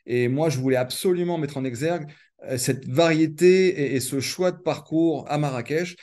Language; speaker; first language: French; native; French